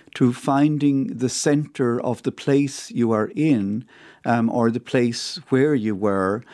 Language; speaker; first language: English; native; English